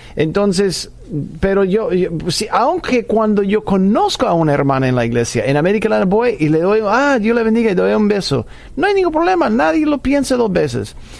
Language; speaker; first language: Spanish; non-native, fluent; English